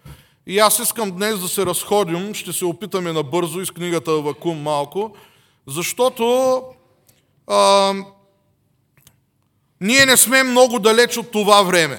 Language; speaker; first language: Bulgarian; native; Bulgarian